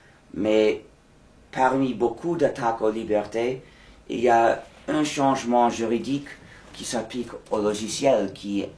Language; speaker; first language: French; non-native, fluent; English